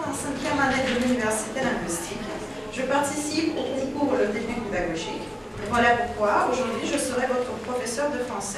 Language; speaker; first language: French; non-native, fluent; Russian